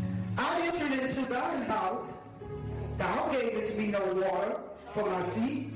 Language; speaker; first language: English; native; English